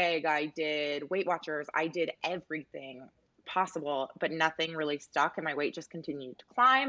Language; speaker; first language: English; native; English